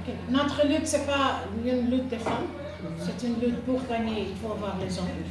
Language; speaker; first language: French; non-native, fluent; Portuguese